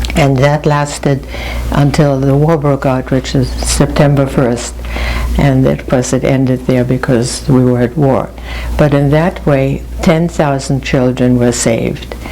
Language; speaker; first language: English; early bilingual, other home language; German